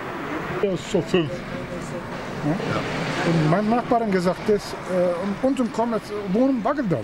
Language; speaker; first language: German; non-native, learner; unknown